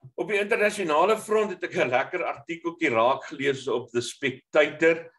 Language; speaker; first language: Afrikaans; native; Afrikaans